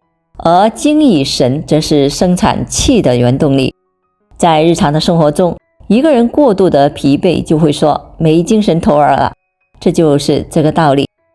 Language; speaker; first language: Chinese; native; Chinese